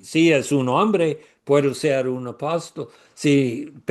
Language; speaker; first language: Spanish; non-native, learner; English